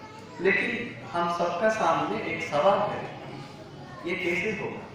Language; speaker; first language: Hindi; non-native, learner; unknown